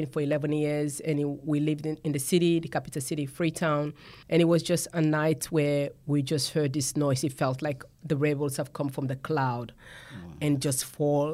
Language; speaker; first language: English; non-native, local second language; Krio